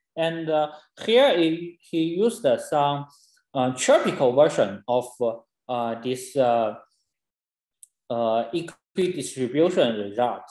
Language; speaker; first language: English; non-native, fluent; Chinese